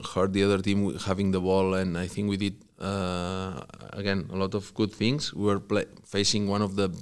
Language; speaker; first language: English; non-native, fluent; Spanish